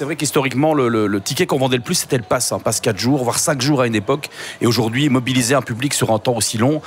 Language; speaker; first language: French; native; French